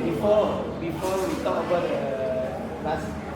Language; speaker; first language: English; non-native, fluent; Indonesian